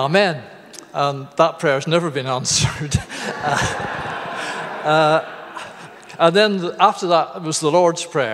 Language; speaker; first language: English; native; English